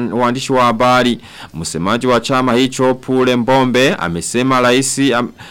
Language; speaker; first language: Swahili; non-native, local second language; Rundi